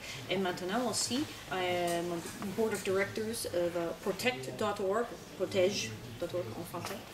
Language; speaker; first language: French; non-native, learner; English